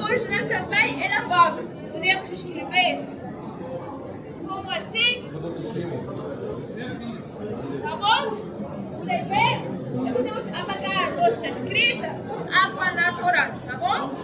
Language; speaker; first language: Portuguese; non-native, fluent; Arabic